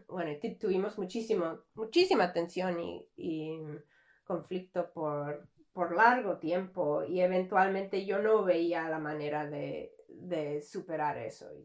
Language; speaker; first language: Spanish; early bilingual, heritage; English